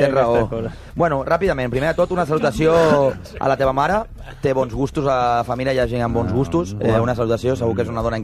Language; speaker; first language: Catalan; native; Catalan